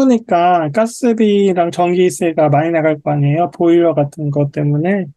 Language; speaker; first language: Korean; native; Korean